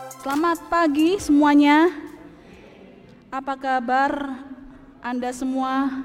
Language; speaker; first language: Indonesian; native; Indonesian